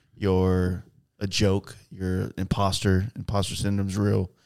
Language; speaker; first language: English; native; English